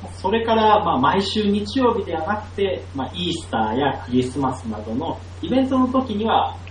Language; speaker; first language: Japanese; native; Japanese